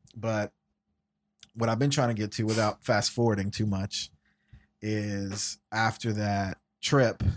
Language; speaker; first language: English; native; English